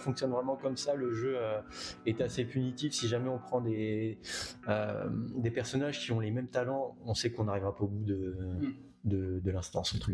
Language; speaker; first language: French; native; French